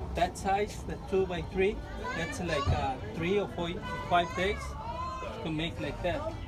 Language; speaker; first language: English; non-native, learner; Spanish